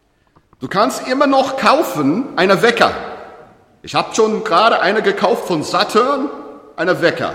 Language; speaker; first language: German; non-native, learner; English